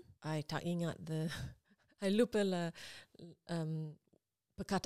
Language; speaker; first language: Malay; non-native, learner; English